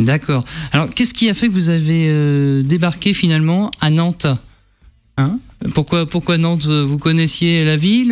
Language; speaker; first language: French; native; French